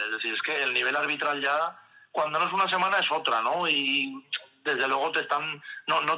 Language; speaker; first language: Spanish; native; Spanish